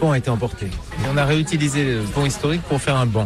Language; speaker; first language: French; native; French